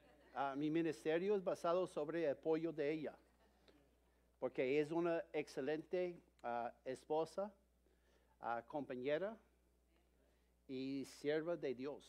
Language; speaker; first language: Spanish; non-native, fluent; English